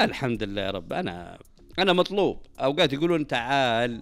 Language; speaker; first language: Arabic; native; Arabic